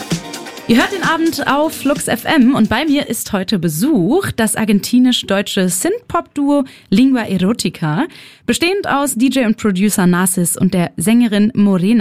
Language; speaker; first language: German; native; German